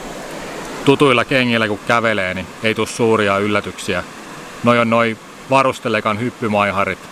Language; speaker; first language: Finnish; native; Finnish